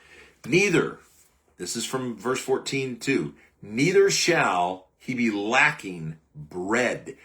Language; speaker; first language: English; native; English